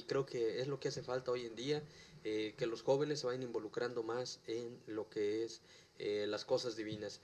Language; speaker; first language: Spanish; native; Spanish